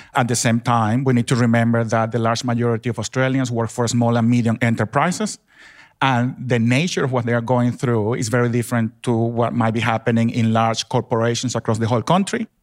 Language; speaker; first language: English; non-native, fluent; Spanish